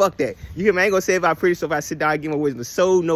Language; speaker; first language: English; native; English